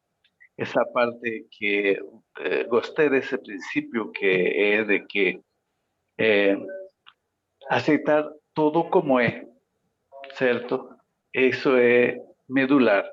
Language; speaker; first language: Portuguese; non-native, fluent; Spanish